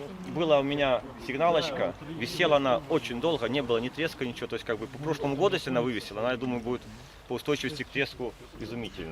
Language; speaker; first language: Russian; native; Russian